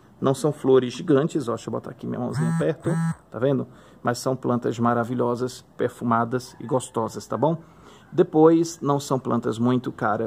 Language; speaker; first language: Portuguese; native; Portuguese